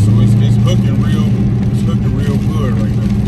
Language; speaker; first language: English; native; English